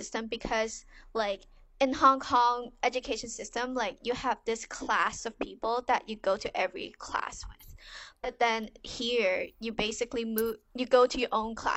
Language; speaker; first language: English; non-native, local second language; Cantonese